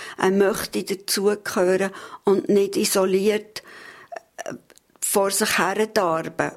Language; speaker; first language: German; native; German